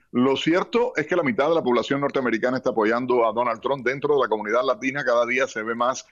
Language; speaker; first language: Spanish; native; Spanish